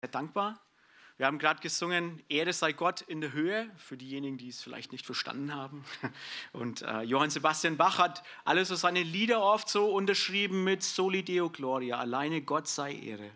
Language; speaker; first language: German; native; German